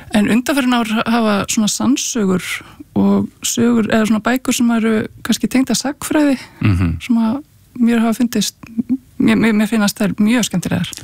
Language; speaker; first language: Icelandic; native; Icelandic